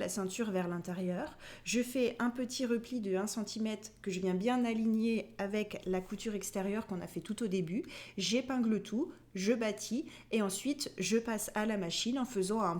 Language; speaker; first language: French; native; French